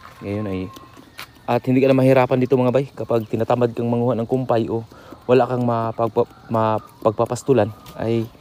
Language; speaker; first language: Filipino; non-native, local second language; Cebuano